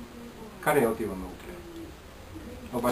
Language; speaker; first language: Bulgarian; non-native, learner; Finnish